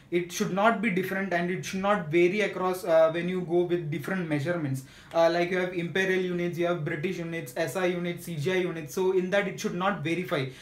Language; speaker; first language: English; non-native, local second language; Marathi